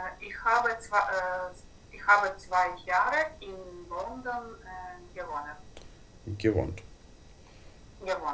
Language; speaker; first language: German; non-native, learner; Ukrainian